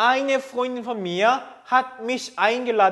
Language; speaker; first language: German; non-native, fluent; Korean